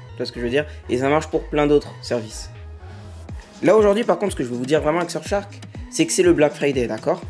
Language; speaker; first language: French; native; French